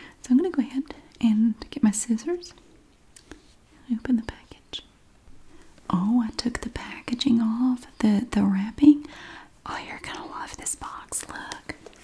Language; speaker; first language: English; native; English